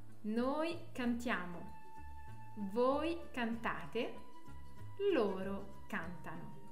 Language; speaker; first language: Italian; non-native, fluent; French